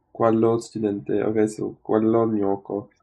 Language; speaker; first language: Italian; non-native, learner; English